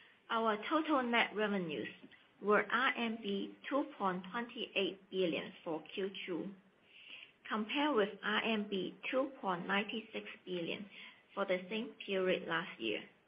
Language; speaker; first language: English; non-native, fluent; Chinese